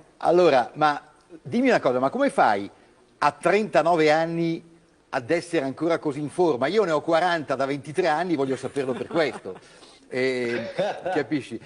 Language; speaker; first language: Italian; native; Italian